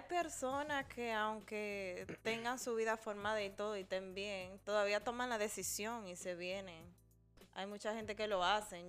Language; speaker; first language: Spanish; early bilingual, heritage; Spanish